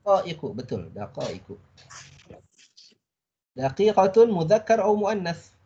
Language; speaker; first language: Indonesian; native; Indonesian